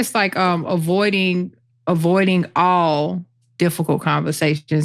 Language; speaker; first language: English; native; English